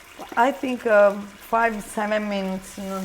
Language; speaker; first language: English; non-native, learner; Italian